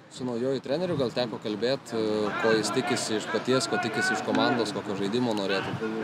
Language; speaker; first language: Lithuanian; native; Lithuanian